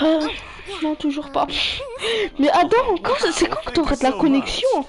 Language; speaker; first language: French; native; French